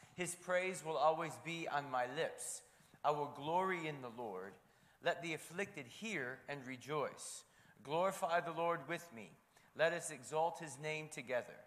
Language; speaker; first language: English; native; English